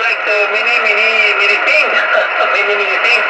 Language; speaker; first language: English; non-native, learner; French